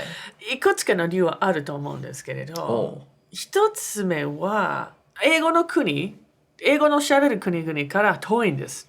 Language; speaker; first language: Japanese; non-native, fluent; English